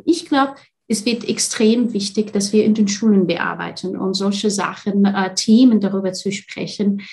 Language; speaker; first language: German; non-native, fluent; Arabic